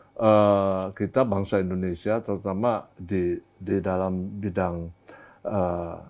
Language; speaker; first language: Indonesian; native; Indonesian